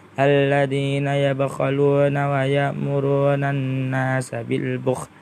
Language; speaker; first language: Arabic; non-native, learner; Indonesian